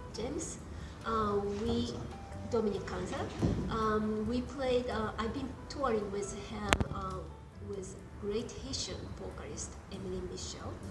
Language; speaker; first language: English; non-native, fluent; Japanese